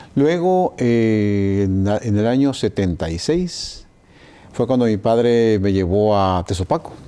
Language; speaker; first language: Spanish; native; Spanish